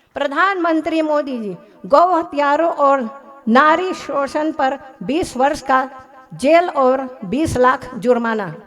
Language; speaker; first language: Hindi; early bilingual, heritage; Hindi